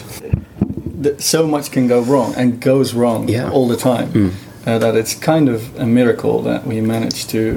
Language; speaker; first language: English; non-native, fluent; Dutch